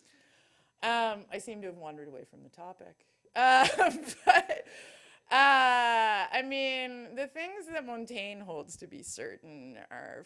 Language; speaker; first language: English; native; English